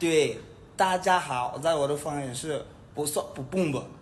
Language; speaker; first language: Chinese; non-native, learner; Ghomala